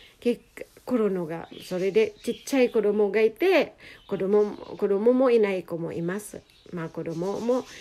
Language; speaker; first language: Japanese; non-native, fluent; Filipino